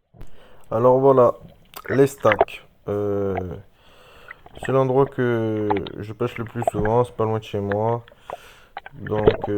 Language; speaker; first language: French; native; French